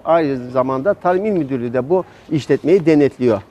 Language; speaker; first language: Turkish; native; Turkish